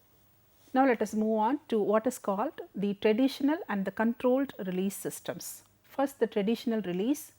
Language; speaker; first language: English; non-native, local second language; Tamil